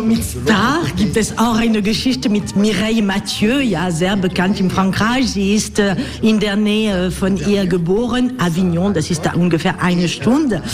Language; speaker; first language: German; non-native, learner; French